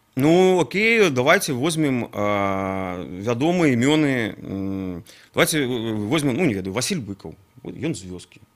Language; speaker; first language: Belarusian; non-native, local second language; Russian